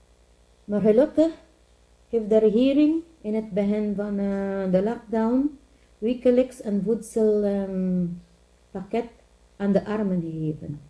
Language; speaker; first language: Dutch; non-native, learner; Filipino